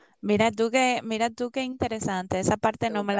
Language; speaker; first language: Spanish; native; Spanish